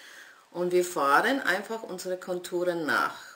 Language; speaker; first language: German; non-native, fluent; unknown